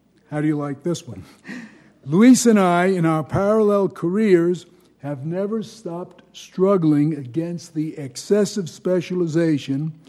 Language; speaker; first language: English; native; English